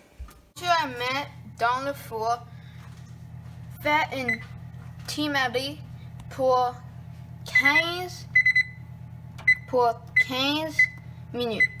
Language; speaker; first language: French; non-native, learner; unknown